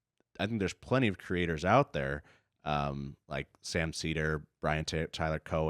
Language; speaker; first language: English; native; English